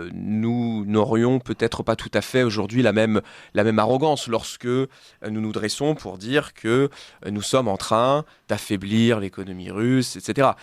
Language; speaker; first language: French; native; French